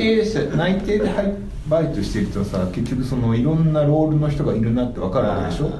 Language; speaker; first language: Japanese; native; Japanese